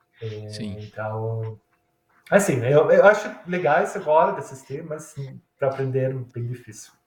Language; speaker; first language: Portuguese; non-native, fluent; Italian